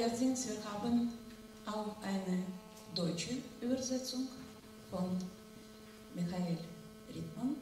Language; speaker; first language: German; non-native, fluent; Russian